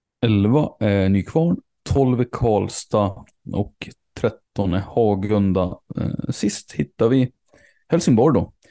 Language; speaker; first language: Swedish; native; Swedish